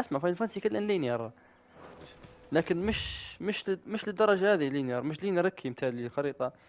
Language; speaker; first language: Arabic; native; Arabic